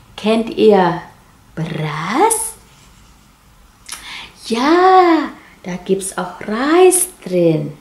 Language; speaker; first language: German; non-native, fluent; Indonesian